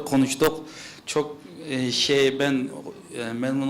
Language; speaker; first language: Turkish; non-native, learner; Uyghur